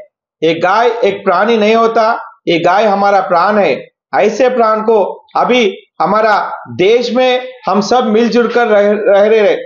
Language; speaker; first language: Hindi; non-native, local second language; Telugu